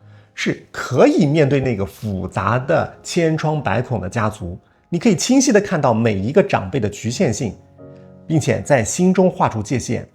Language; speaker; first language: Chinese; native; Chinese